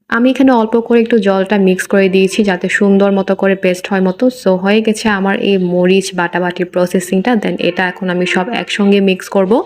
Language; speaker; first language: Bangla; non-native, local second language; Marma